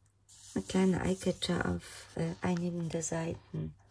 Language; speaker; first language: German; non-native, fluent; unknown